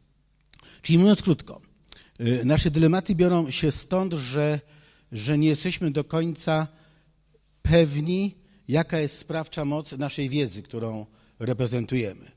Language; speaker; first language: Polish; native; Polish